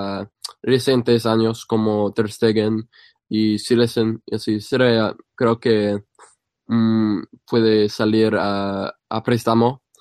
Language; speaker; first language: Spanish; non-native, fluent; English